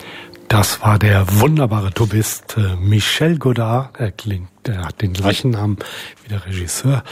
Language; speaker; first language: German; native; German